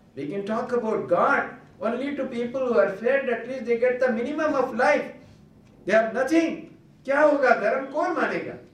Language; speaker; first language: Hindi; non-native, local second language; Bangla